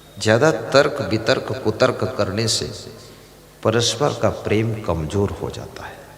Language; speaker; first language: Hindi; native; Hindi